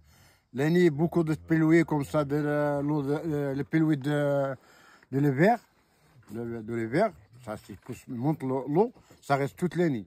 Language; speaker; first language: French; non-native, learner; Arabic